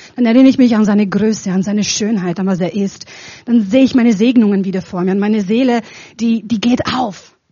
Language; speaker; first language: German; non-native, fluent; Romanian